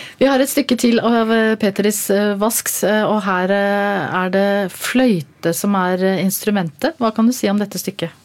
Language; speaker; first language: Norwegian; native; Norwegian